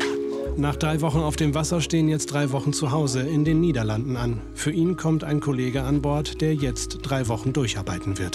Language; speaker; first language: German; native; German